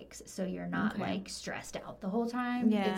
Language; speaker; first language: English; native; English